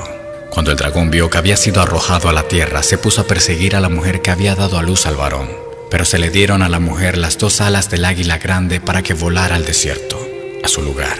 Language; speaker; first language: Spanish; native; Spanish